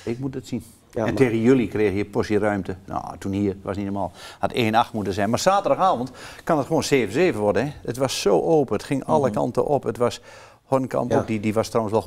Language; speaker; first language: Dutch; native; Dutch